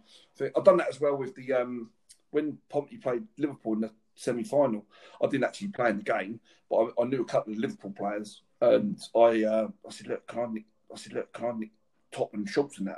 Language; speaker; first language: English; native; English